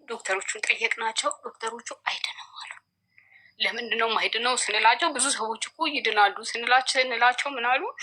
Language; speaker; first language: Amharic; native; Amharic